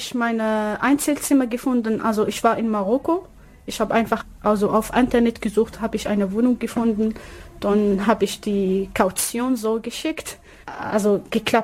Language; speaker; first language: German; non-native, learner; Arabic